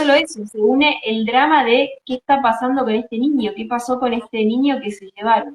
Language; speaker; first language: Spanish; native; Spanish